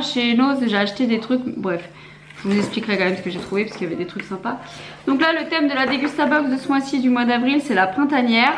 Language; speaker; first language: French; native; French